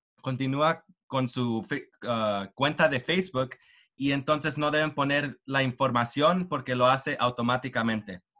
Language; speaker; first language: Spanish; early bilingual, heritage; Spanish